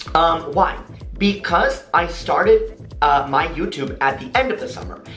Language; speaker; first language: English; native; English